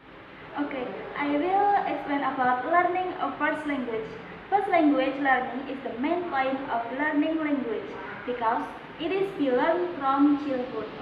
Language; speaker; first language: English; non-native, learner; Indonesian